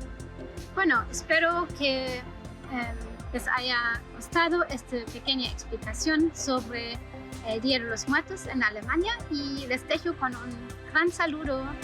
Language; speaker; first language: Spanish; non-native, fluent; German